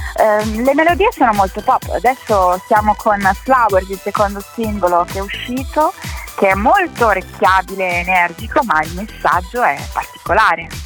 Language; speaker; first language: Italian; native; Italian